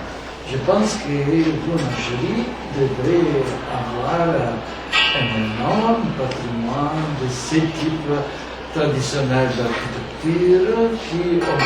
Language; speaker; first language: French; non-native, fluent; Italian